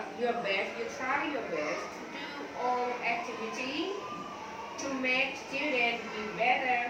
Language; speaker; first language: English; non-native, learner; Thai